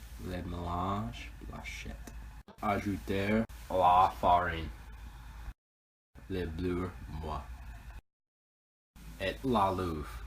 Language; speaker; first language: French; non-native, learner; English